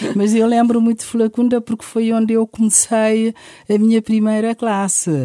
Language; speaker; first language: Portuguese; non-native, local second language; Upper Guinea Crioulo